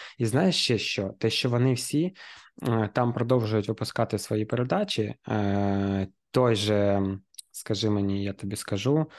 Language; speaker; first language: Ukrainian; native; Ukrainian